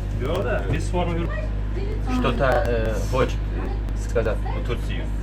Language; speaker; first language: Russian; non-native, learner; Turkish